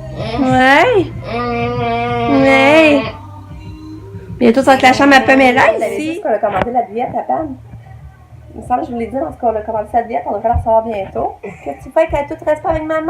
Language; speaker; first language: French; native; French